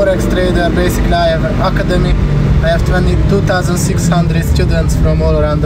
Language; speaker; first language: English; non-native, fluent; Hungarian